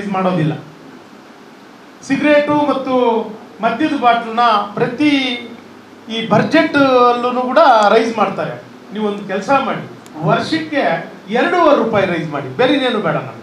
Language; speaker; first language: Kannada; native; Kannada